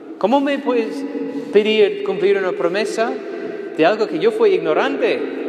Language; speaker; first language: Spanish; non-native, fluent; English